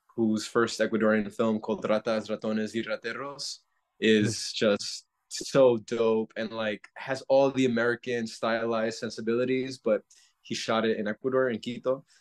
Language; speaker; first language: English; native; English